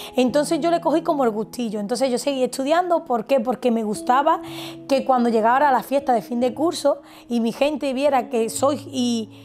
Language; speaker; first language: Spanish; native; Spanish